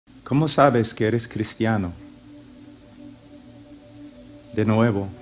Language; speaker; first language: Spanish; non-native, fluent; English